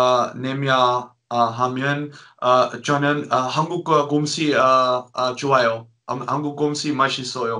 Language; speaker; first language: Korean; non-native, learner; Dutch